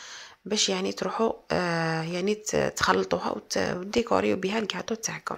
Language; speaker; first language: Arabic; native; Arabic